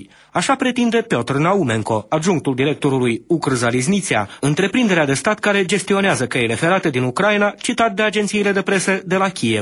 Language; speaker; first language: Romanian; native; Romanian